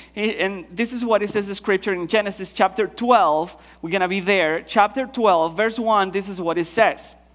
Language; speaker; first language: English; non-native, fluent; Spanish